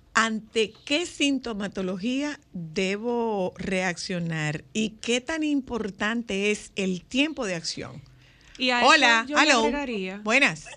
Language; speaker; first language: Spanish; native; Spanish